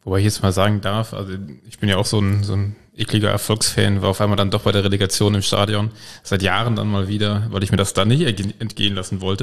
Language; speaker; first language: German; native; German